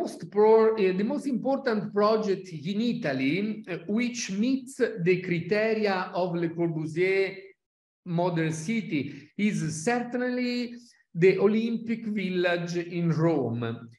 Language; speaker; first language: English; non-native, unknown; Italian